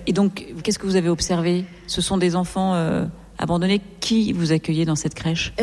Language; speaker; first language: French; native; French